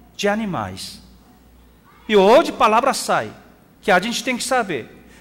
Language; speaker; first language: Portuguese; non-native, fluent; Korean